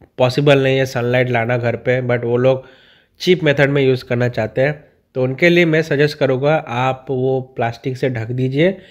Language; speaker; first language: Hindi; non-native, local second language; Bangla